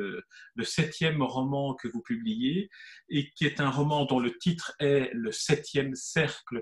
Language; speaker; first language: French; native; French